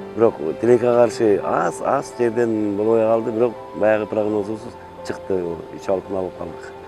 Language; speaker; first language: Kyrgyz; native; Kyrgyz